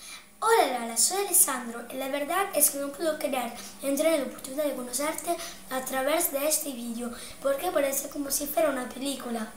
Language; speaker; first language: Spanish; non-native, learner; Italian